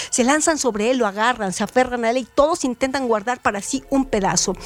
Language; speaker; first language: Spanish; native; Spanish